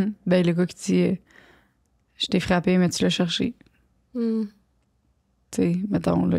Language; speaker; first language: French; native; French